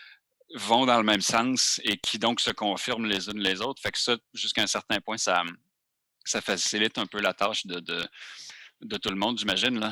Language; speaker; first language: French; native; French